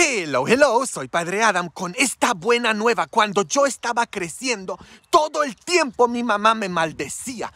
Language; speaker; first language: Spanish; non-native, fluent; Polish